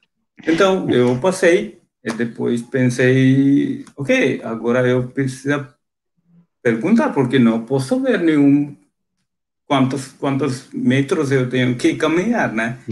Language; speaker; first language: Portuguese; non-native, local second language; Hindi